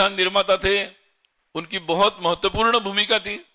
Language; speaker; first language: Hindi; non-native, local second language; Marathi